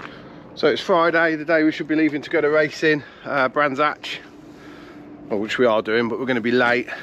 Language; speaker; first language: English; native; English